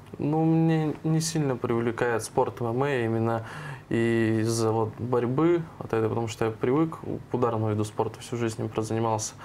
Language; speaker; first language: Russian; native; Russian